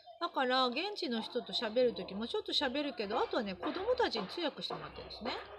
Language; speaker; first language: Japanese; native; Japanese